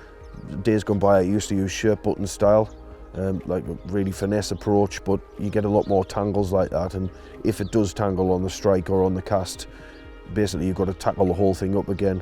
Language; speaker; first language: English; native; English